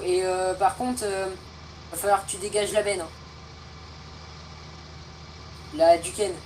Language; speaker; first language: French; native; French